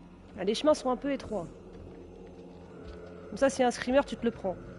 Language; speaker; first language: French; native; French